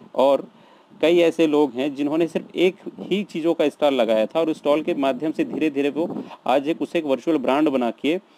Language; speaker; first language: Hindi; native; Hindi